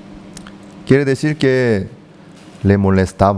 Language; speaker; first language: Spanish; non-native, fluent; Korean